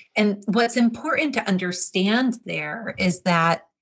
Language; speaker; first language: English; native; English